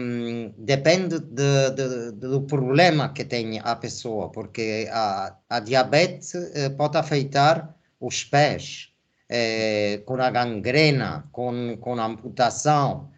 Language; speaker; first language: Portuguese; non-native, fluent; Spanish